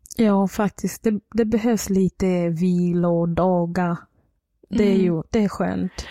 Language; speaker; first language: Swedish; non-native, fluent; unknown